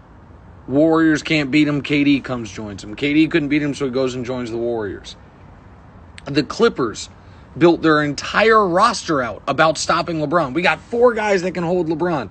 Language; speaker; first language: English; native; English